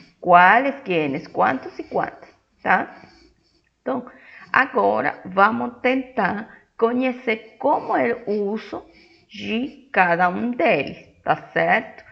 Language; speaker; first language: Portuguese; non-native, fluent; Spanish